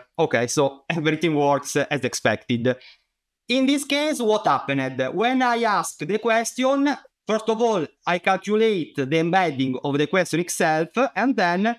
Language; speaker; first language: English; non-native, fluent; Italian